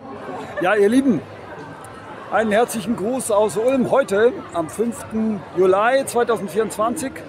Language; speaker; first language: German; native; German